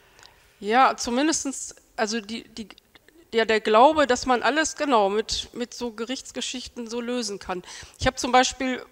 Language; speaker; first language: German; native; German